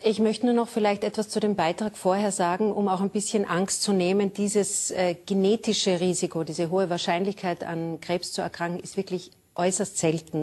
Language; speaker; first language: German; native; German